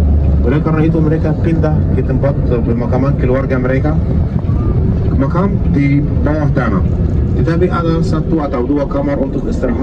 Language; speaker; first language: Indonesian; non-native, fluent; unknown